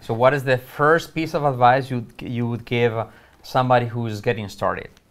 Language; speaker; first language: English; non-native, fluent; Spanish